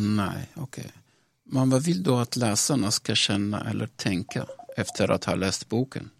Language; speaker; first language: Swedish; non-native, fluent; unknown